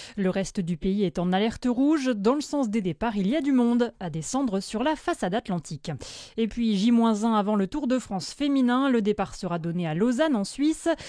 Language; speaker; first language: French; native; French